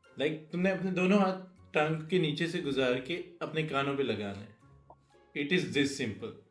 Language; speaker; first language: Urdu; non-native, local second language; Punjabi